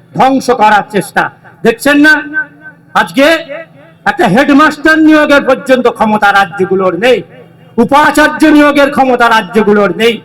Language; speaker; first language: Bangla; native; Bangla